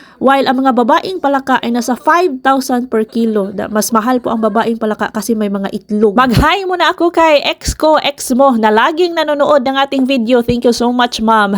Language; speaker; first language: Filipino; non-native, local second language; Cebuano